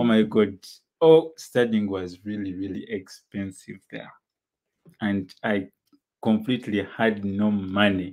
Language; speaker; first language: English; non-native, local second language; Ganda